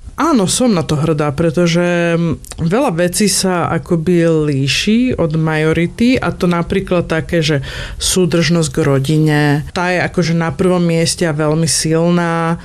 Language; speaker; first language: Slovak; native; Slovak